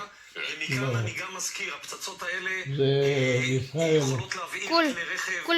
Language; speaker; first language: Hebrew; native; Hebrew